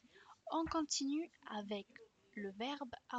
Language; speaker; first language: French; non-native, fluent; Spanish